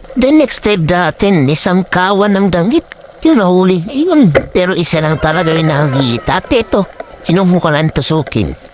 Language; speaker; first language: Filipino; native; Filipino